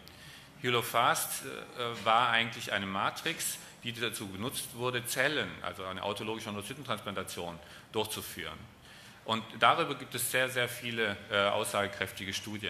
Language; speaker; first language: German; native; German